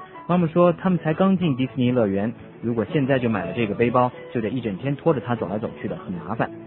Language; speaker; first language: Chinese; native; Chinese